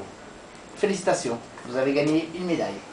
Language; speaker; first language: French; native; French